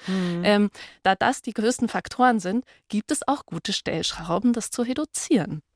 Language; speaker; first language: German; native; German